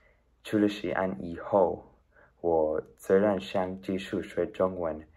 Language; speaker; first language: Chinese; non-native, learner; Spanish